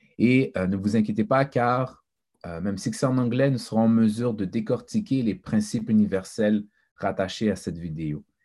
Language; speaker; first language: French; early bilingual, other home language; Haitian Creole